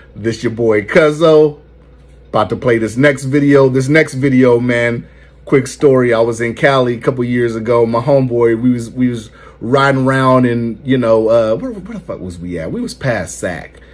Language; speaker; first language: English; native; English